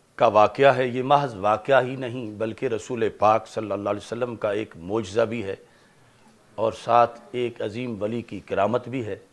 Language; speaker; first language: Urdu; non-native, local second language; Punjabi